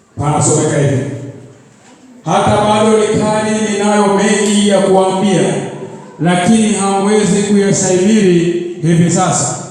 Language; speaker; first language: Swahili; non-native, local second language; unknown